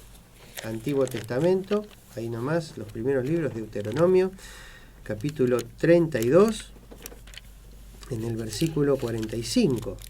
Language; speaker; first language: Spanish; native; Spanish